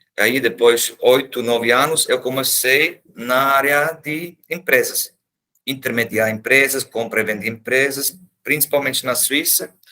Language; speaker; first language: Portuguese; non-native, fluent; German